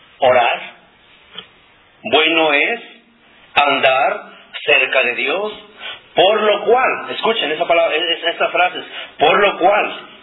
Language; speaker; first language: Spanish; non-native, local second language; Nahuatl languages